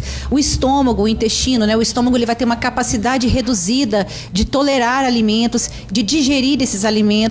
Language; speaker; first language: Portuguese; native; Portuguese